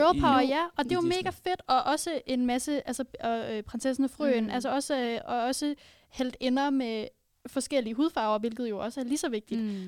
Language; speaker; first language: Danish; native; Danish